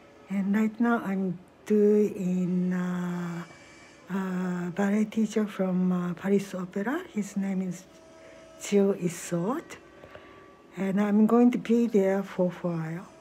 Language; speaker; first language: English; non-native, fluent; Japanese